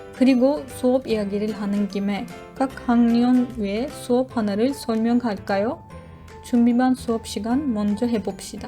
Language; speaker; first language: Korean; non-native, learner; Turkish